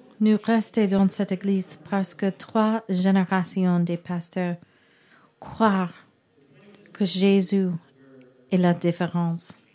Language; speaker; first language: French; non-native, learner; English